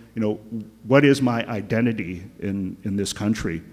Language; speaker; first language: English; native; English